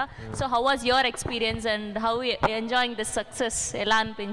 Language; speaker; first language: Telugu; native; Telugu